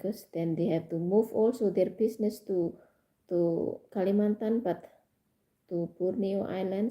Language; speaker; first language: English; non-native, fluent; Indonesian